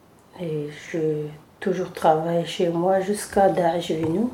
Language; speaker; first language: French; non-native, learner; Kurdish